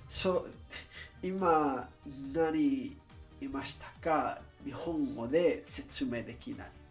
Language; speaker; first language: Japanese; non-native, learner; English